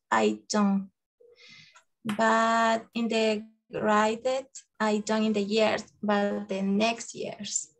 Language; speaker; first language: English; non-native, learner; Spanish